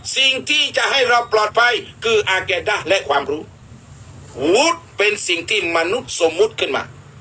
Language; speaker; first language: Thai; non-native, local second language; Malay